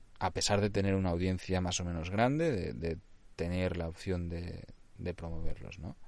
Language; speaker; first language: Spanish; non-native, local second language; Catalan